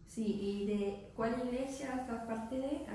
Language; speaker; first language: Spanish; non-native, learner; English